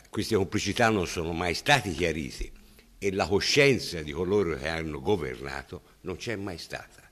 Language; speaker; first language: Italian; native; Italian